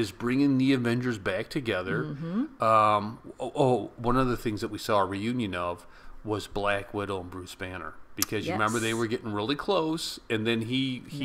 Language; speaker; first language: English; native; English